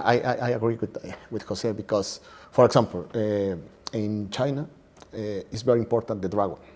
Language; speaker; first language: English; non-native, learner; Spanish